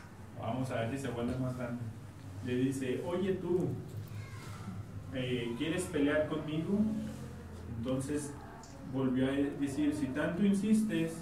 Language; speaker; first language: Spanish; native; Spanish